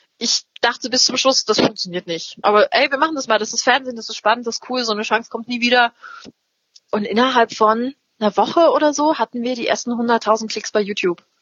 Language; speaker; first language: German; native; German